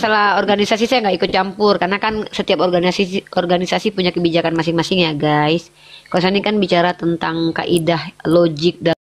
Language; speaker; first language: Indonesian; native; Indonesian